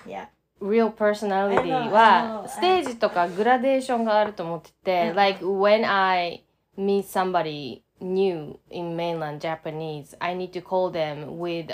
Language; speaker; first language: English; non-native, fluent; Japanese